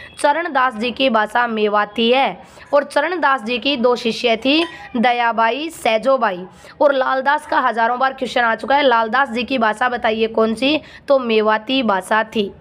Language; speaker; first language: Hindi; native; Hindi